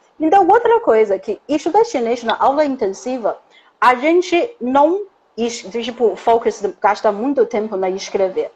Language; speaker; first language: Portuguese; non-native, learner; Chinese